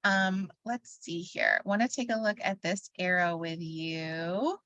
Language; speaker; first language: English; native; English